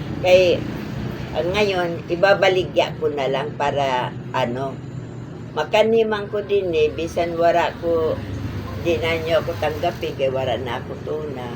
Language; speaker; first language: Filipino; non-native, local second language; Waray